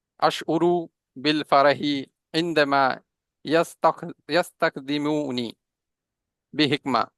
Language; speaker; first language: Arabic; non-native, learner; Hindi